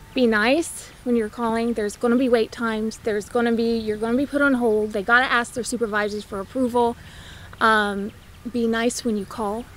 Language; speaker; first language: English; native; English